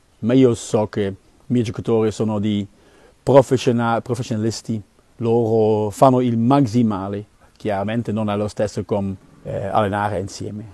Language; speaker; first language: Italian; non-native, learner; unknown